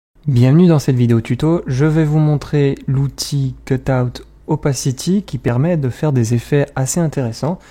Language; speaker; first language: French; native; French